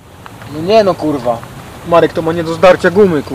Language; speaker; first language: Polish; native; Polish